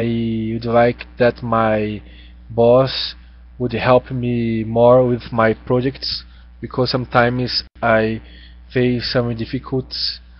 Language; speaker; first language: English; non-native, learner; Portuguese